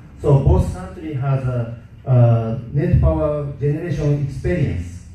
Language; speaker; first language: English; non-native, learner; Japanese